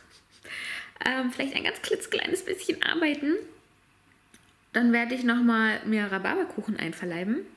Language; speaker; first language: German; native; German